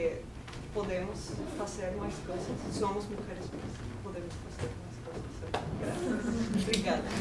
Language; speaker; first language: Portuguese; non-native, learner; Spanish